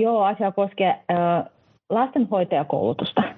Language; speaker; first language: Finnish; non-native, fluent; Russian